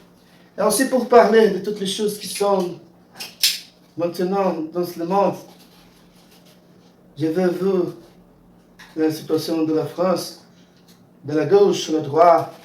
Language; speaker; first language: French; non-native, learner; Portuguese